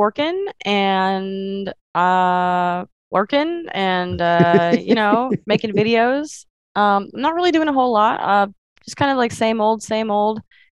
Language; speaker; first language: English; native; English